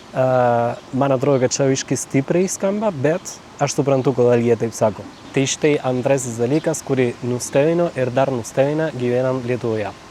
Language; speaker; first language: Lithuanian; non-native, fluent; Spanish